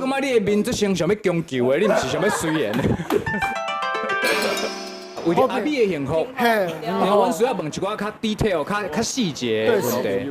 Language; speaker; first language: Chinese; native; Chinese